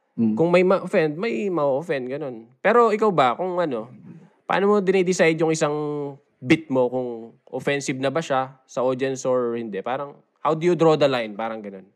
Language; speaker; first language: Filipino; native; Filipino